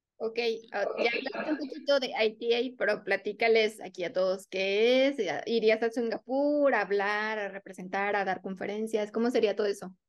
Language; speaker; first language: Spanish; native; Spanish